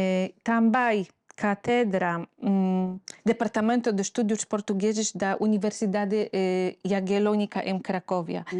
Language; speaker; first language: Portuguese; non-native, fluent; Polish